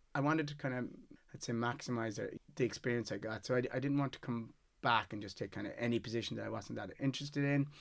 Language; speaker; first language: English; native; English